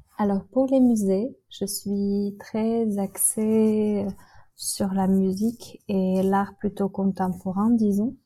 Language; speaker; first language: French; non-native, fluent; Czech